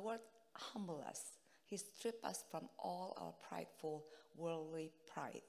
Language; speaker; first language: English; non-native, fluent; Indonesian